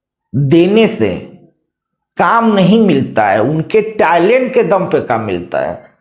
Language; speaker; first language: Hindi; native; Hindi